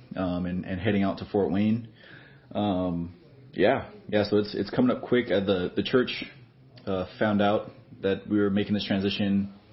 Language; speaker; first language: English; native; English